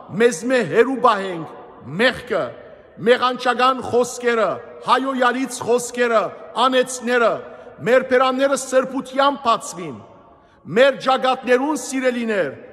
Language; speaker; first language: Armenian; native; Armenian